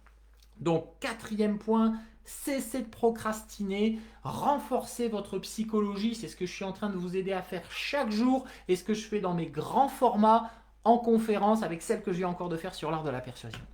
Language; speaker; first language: French; native; French